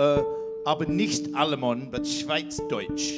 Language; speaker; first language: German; non-native, learner; English